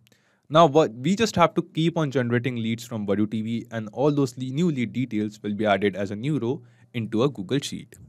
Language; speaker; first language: English; non-native, local second language; Hindi